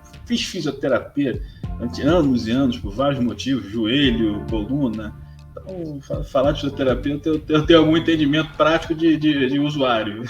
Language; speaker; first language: Portuguese; native; Portuguese